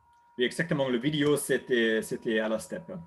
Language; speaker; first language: French; non-native, learner; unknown